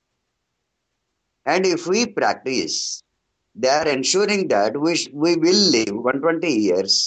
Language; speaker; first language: English; non-native, local second language; Telugu